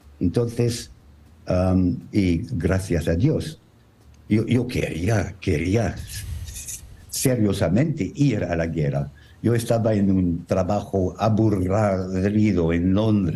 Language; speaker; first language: Spanish; non-native, learner; French